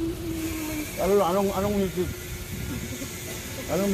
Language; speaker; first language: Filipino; non-native, learner; Korean